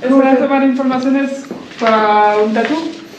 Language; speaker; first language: Spanish; non-native, learner; French